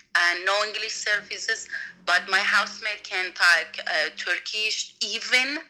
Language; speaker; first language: English; non-native, learner; Persian